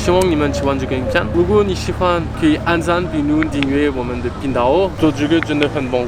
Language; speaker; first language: Chinese; non-native, learner; French